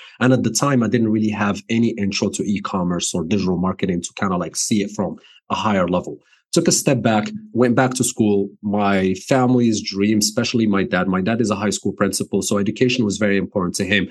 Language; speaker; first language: English; non-native, fluent; Arabic